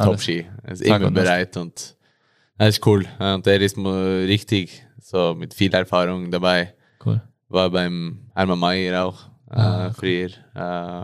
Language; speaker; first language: German; non-native, learner; Norwegian